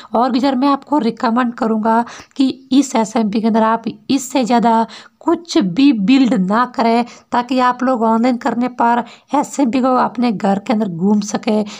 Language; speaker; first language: Hindi; native; Hindi